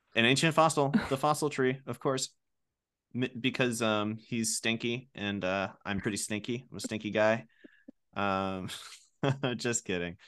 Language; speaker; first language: English; native; English